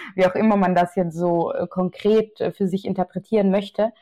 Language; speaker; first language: German; native; German